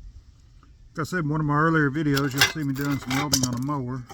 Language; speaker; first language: English; native; English